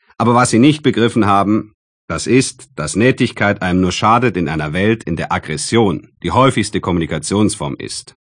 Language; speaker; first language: German; native; German